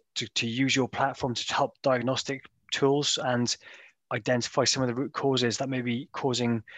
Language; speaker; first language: English; native; English